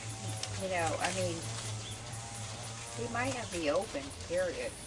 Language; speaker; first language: English; native; English